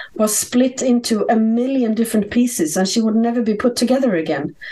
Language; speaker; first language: English; non-native, fluent; Swedish